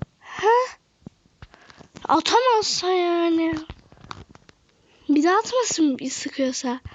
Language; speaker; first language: Turkish; native; Turkish